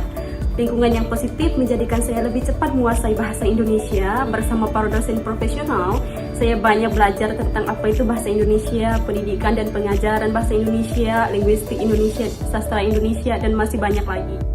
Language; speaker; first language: Indonesian; non-native, fluent; Thai